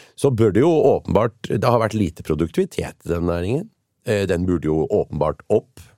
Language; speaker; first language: Norwegian; native; Norwegian